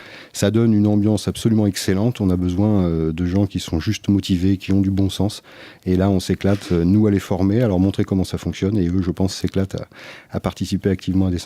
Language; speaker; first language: French; native; French